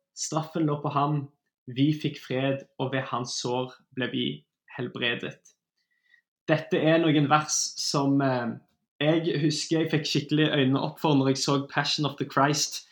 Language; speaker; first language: Norwegian; native; Norwegian